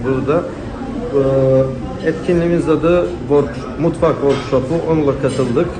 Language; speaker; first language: Turkish; non-native, learner; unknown